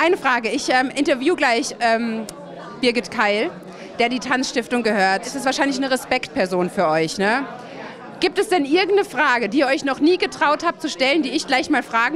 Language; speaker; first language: German; native; German